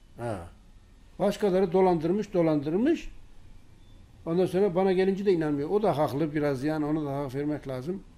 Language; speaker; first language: Turkish; native; Turkish